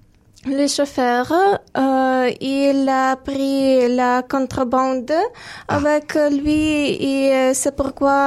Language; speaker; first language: French; non-native, learner; Ukrainian